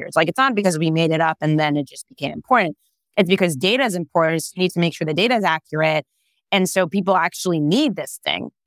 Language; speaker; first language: English; non-native, fluent; Hebrew